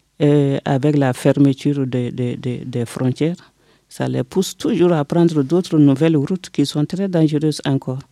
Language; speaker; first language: French; non-native, local second language; Bambara